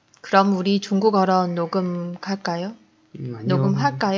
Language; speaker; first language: Korean; non-native, fluent; Chinese